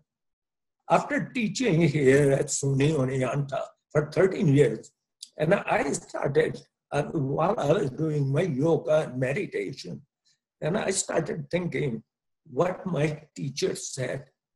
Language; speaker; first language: English; non-native, local second language; Punjabi